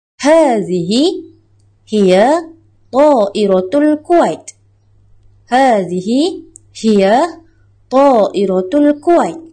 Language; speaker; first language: Arabic; non-native, learner; Malay